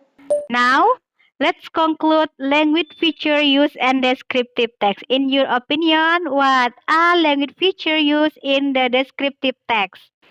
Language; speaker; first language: English; non-native, fluent; Indonesian